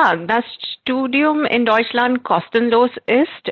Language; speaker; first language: German; non-native, fluent; Marathi